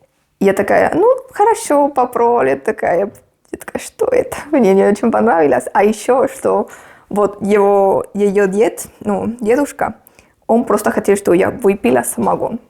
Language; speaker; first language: Russian; non-native, fluent; Spanish